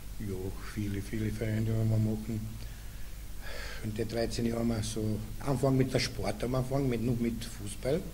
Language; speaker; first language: German; non-native, learner; Serbian